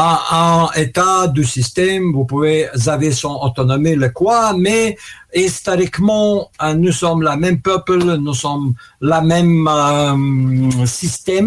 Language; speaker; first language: French; non-native, learner; Russian